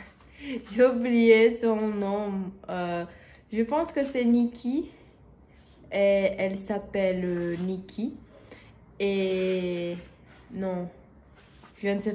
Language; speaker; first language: French; non-native, learner; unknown